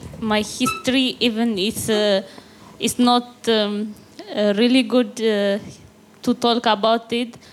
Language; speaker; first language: English; non-native, learner; Tigrinya